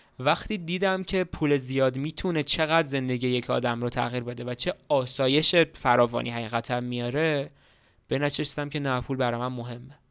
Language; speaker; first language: Persian; native; Persian